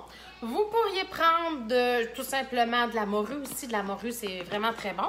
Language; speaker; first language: French; native; French